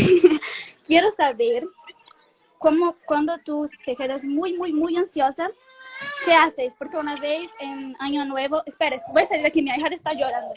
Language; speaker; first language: Spanish; non-native, learner; Portuguese